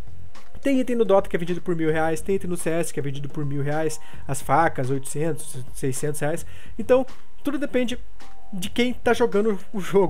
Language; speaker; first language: Portuguese; native; Portuguese